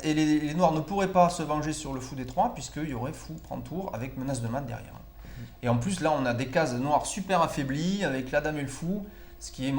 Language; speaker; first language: French; native; French